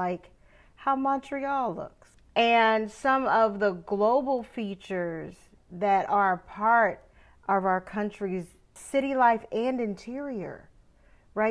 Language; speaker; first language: English; native; English